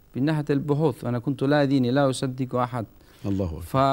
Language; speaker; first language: Arabic; non-native, learner; Spanish